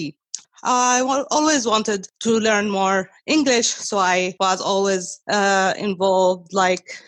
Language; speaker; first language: English; non-native, fluent; Arabic